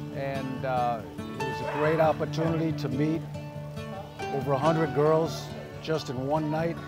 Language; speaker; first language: English; native; English